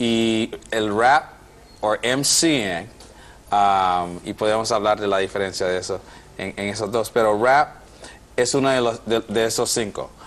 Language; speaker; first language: Spanish; non-native, fluent; English